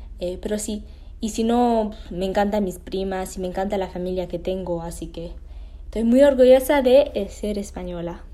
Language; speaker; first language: Spanish; early bilingual, heritage; Spanish